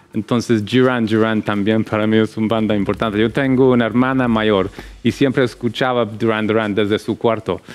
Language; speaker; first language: Spanish; non-native, fluent; English